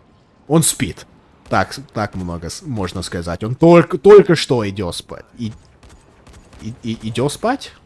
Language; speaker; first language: Russian; non-native, learner; English